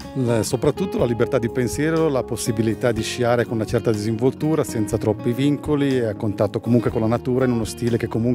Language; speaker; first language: Italian; native; Italian